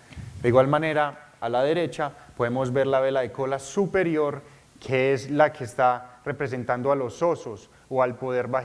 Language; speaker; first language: Spanish; native; Spanish